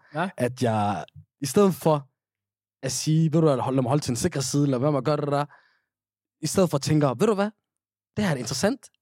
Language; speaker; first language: Danish; early bilingual, other home language; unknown